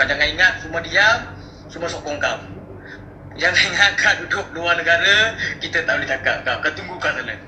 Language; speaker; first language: Malay; non-native, local second language; Tamil